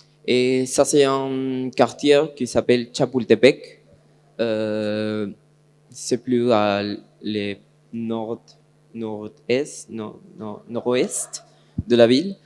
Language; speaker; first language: French; non-native, learner; Spanish